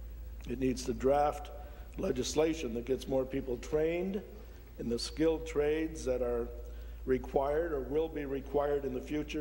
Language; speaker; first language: English; native; English